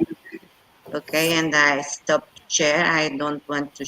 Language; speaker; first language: English; non-native, fluent; Portuguese